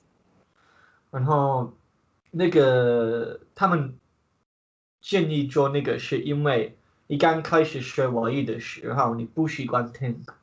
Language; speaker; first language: Chinese; non-native, learner; English